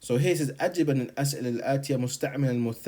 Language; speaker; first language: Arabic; non-native, fluent; English